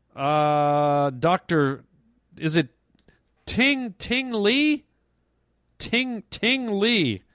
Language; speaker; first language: English; native; English